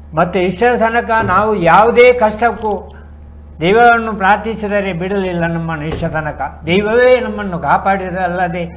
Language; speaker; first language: Kannada; non-native, local second language; Tulu